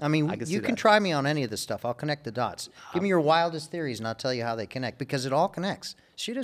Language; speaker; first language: English; native; English